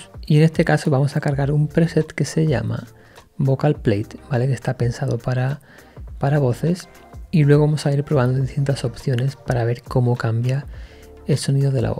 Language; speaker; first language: Spanish; native; Spanish